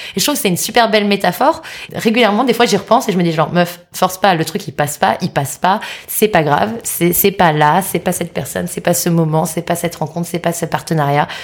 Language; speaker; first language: French; native; French